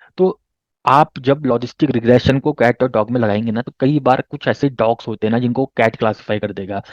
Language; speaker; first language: Hindi; native; Hindi